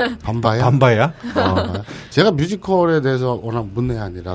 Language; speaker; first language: Korean; native; Korean